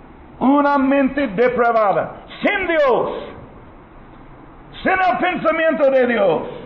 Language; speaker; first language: Spanish; non-native, learner; English